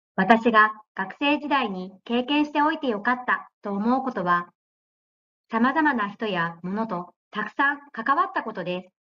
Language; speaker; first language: Japanese; native; Japanese